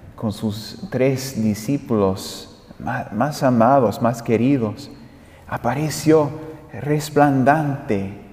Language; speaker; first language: Spanish; non-native, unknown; English